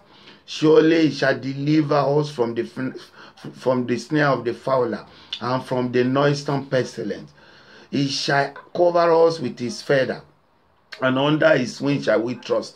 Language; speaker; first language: English; non-native, local second language; Yoruba